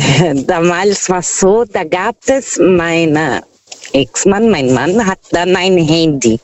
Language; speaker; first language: German; non-native, fluent; Portuguese